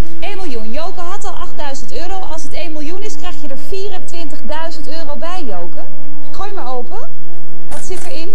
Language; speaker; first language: Dutch; native; Dutch